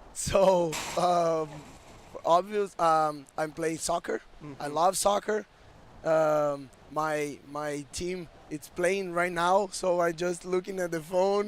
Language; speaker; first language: English; non-native, fluent; Portuguese